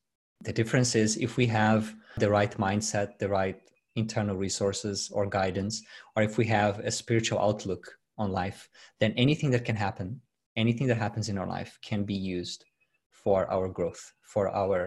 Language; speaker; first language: English; non-native, fluent; Portuguese